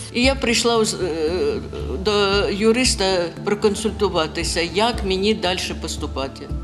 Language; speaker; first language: Ukrainian; non-native, local second language; Russian